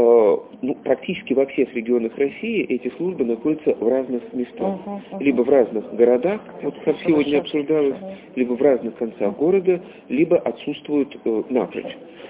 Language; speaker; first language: Russian; native; Russian